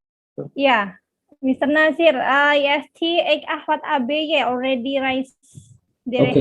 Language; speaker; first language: English; non-native, learner; Indonesian